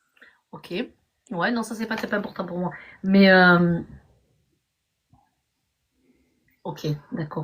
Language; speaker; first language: French; native; French